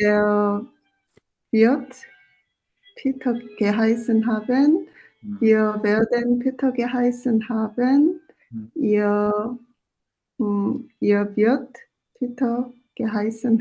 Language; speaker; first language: German; non-native, learner; Korean